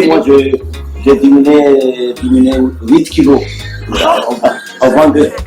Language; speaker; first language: French; non-native, local second language; Malagasy